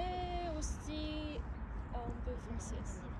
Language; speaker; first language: French; non-native, fluent; Korean